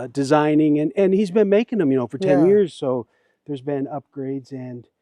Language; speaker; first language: English; native; English